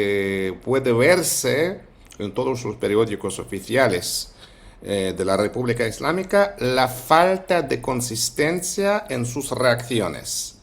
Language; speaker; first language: Spanish; non-native, fluent; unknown